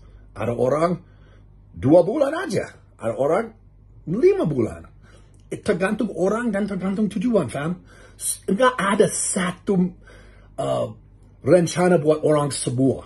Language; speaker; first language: Indonesian; non-native, learner; English